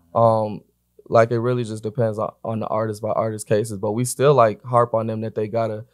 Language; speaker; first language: English; native; English